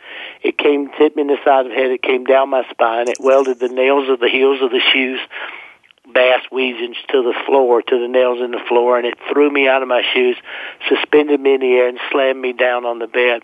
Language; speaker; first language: English; native; English